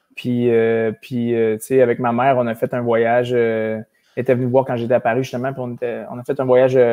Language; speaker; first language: French; native; French